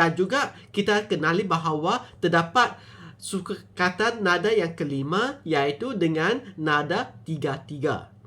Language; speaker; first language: Malay; non-native, local second language; Min Nan Chinese